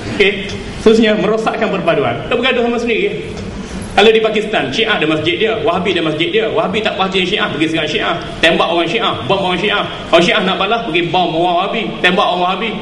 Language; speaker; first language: Malay; native; Malay